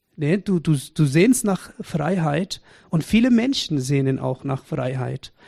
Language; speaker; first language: German; non-native, fluent; Persian